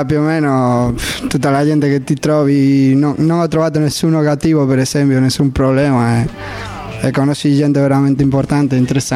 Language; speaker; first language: Italian; non-native, learner; Spanish